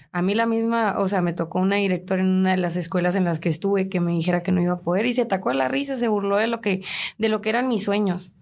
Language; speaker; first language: Spanish; native; Spanish